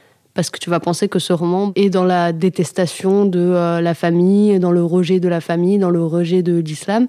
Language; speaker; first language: French; native; French